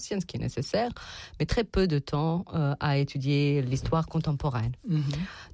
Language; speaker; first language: French; non-native, fluent; Serbian